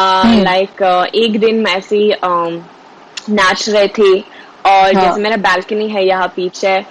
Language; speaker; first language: Hindi; non-native, fluent; Swedish